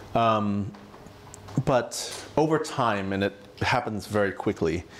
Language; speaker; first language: English; native; English